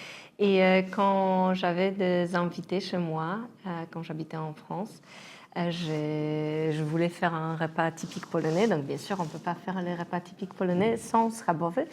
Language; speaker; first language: French; non-native, fluent; Polish